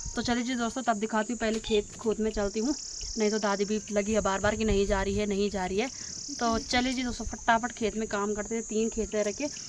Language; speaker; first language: Hindi; non-native, local second language; Garhwali